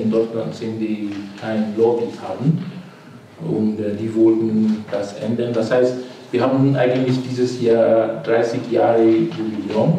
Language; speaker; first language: German; non-native, fluent; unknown